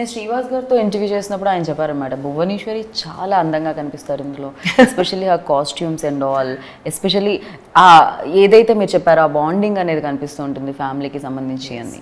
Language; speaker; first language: Telugu; native; Telugu